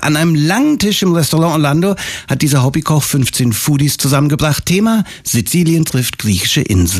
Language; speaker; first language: German; native; German